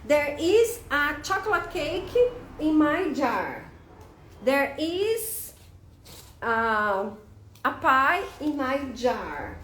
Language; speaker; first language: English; non-native, fluent; Portuguese